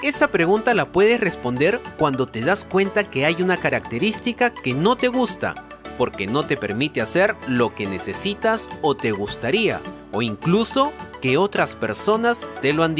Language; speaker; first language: Spanish; native; Spanish